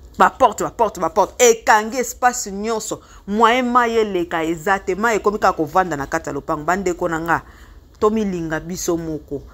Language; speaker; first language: Lingala; native; Lingala